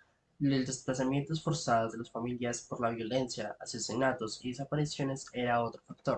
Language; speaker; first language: Spanish; native; Spanish